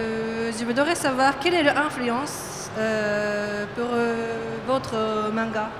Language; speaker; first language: French; non-native, fluent; Japanese